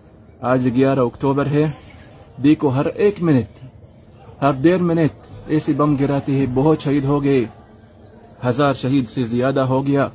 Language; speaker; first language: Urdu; non-native, learner; Arabic